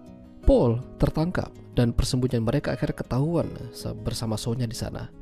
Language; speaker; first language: Indonesian; non-native, local second language; Javanese